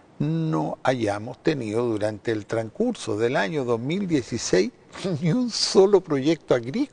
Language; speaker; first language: Spanish; native; Spanish